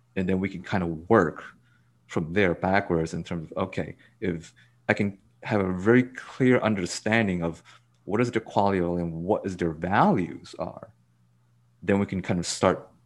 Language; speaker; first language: English; native; English